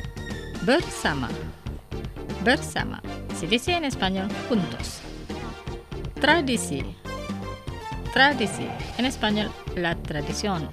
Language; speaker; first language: Spanish; non-native, fluent; Indonesian